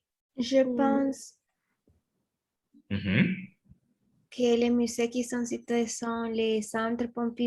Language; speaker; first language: French; non-native, learner; Spanish